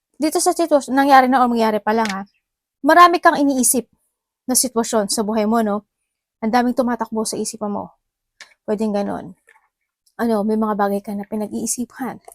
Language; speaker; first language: Filipino; native; Filipino